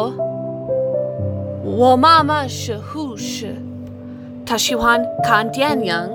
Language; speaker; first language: Chinese; non-native, learner; English